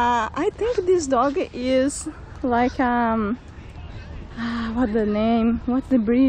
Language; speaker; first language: English; non-native, learner; Portuguese